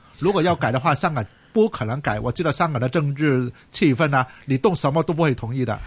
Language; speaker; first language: Chinese; non-native, local second language; Cantonese